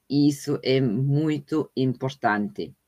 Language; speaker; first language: Portuguese; non-native, fluent; German